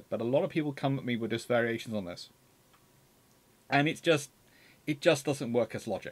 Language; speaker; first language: English; native; English